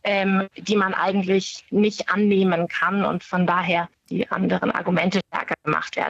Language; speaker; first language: German; native; German